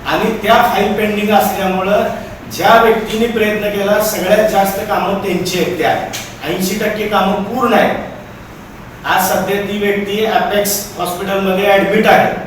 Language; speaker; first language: Marathi; native; Marathi